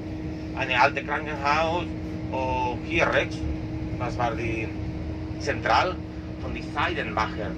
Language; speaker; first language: German; non-native, learner; Catalan